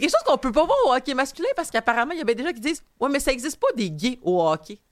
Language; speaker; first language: French; native; French